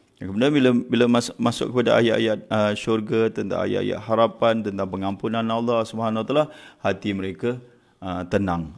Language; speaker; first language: Malay; native; Malay